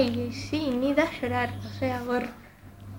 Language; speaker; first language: Spanish; native; Spanish